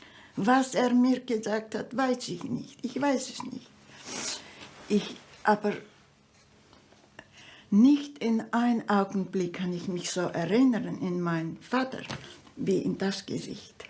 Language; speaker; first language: German; early bilingual, heritage; German